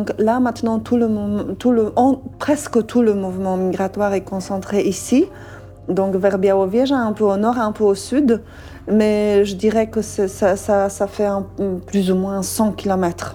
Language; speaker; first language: French; non-native, fluent; Polish